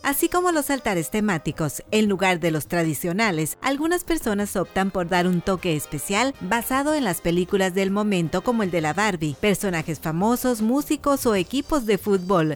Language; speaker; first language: Spanish; native; Spanish